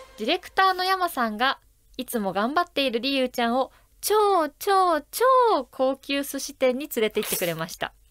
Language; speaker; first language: Japanese; native; Japanese